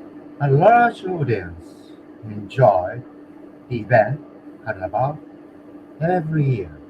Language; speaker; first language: English; non-native, learner; Japanese